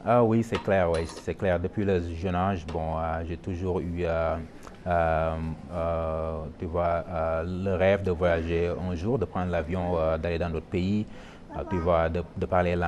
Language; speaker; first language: French; non-native, local second language; Wolof